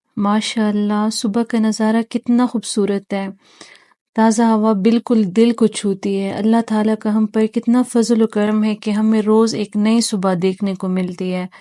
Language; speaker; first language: Urdu; non-native, local second language; Pashto